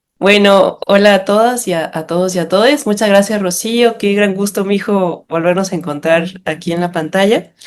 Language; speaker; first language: Spanish; native; Spanish